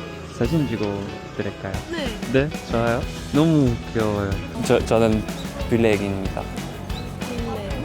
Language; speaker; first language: Korean; non-native, learner; French